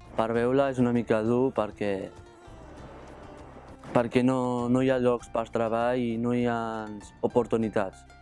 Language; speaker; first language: Catalan; non-native, fluent; Arabic